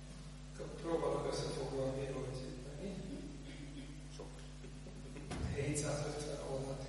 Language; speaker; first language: Hungarian; non-native, fluent; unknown